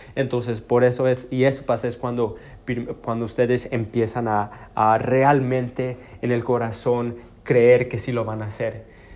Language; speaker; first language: Spanish; early bilingual, heritage; Spanish